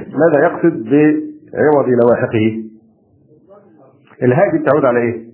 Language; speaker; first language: Arabic; native; Arabic